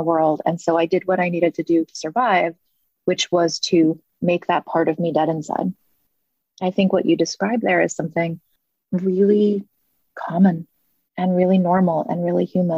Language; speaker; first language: English; native; English